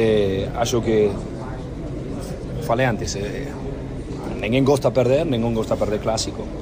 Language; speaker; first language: Portuguese; non-native, fluent; Spanish